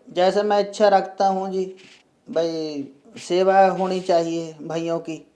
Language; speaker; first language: Hindi; non-native, local second language; Punjabi